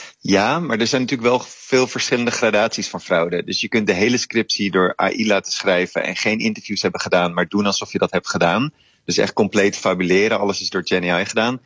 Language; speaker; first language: Dutch; native; Dutch